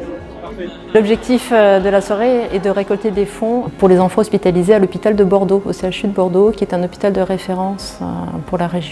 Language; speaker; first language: French; native; French